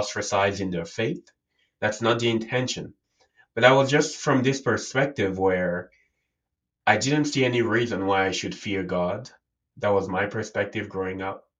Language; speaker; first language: English; non-native, local second language; French